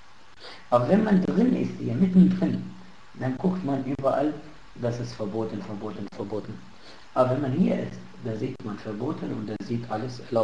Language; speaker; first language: German; non-native, fluent; Arabic